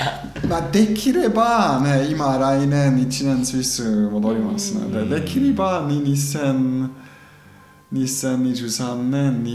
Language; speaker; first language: Japanese; non-native, fluent; German